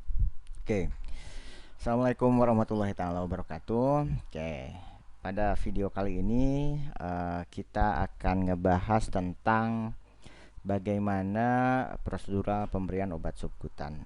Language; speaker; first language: Indonesian; native; Indonesian